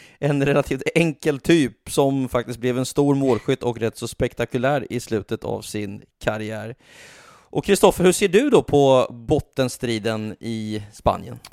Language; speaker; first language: Swedish; native; Swedish